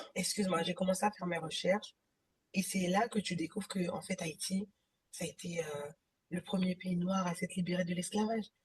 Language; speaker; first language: French; early bilingual, other home language; Haitian Creole